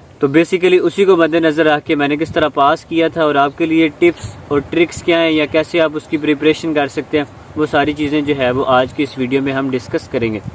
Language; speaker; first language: Urdu; non-native, local second language; Pashto